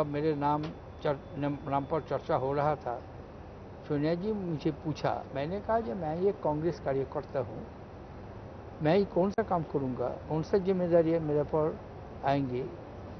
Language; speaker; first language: Hindi; non-native, local second language; Bangla